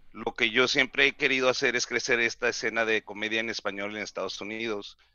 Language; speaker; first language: Spanish; native; Spanish